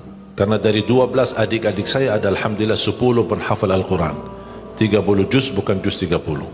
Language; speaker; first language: Indonesian; non-native, fluent; Arabic